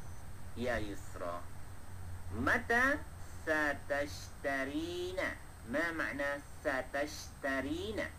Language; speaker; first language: Arabic; non-native, fluent; Malay